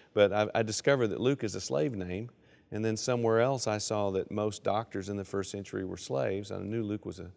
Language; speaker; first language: English; native; English